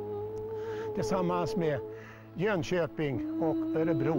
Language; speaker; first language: Swedish; native; Swedish